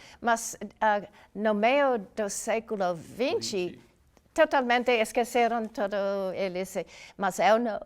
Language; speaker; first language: Portuguese; non-native, fluent; English